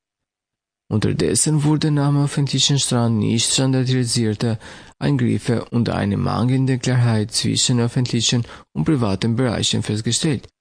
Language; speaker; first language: German; non-native, fluent; Albanian